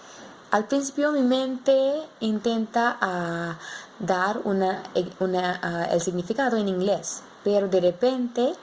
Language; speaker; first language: Spanish; non-native, learner; English